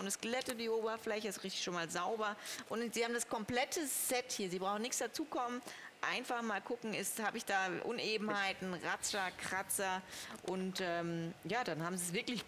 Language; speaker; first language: German; native; German